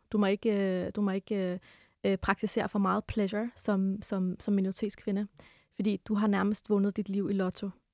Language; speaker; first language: Danish; early bilingual, other home language; Arabic